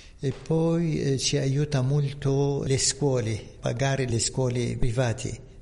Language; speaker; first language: Italian; non-native, fluent; Arabic